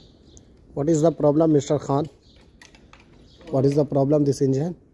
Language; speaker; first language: English; non-native, learner; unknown